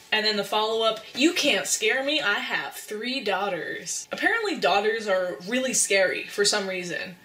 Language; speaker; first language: English; native; English